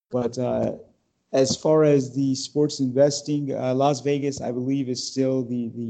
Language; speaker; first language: English; native; English